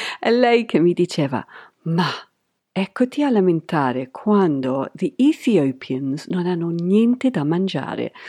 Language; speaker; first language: Italian; non-native, fluent; English